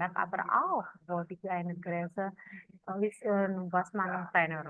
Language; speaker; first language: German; non-native, fluent; Indonesian